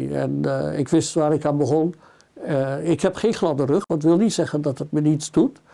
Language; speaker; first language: Dutch; native; Dutch